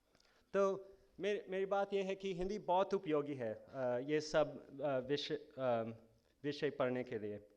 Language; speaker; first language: Hindi; non-native, fluent; English